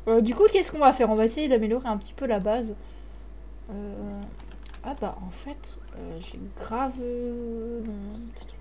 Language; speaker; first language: French; native; French